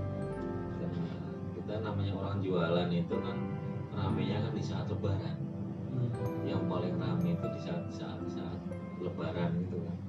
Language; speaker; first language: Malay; non-native, local second language; Javanese